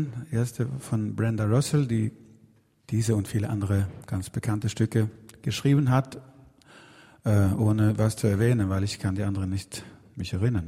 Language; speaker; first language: German; non-native, learner; Swedish